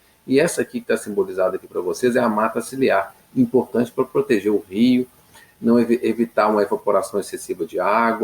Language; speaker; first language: Portuguese; native; Portuguese